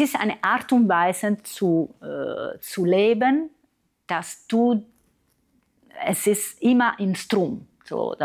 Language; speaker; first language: German; non-native, fluent; Italian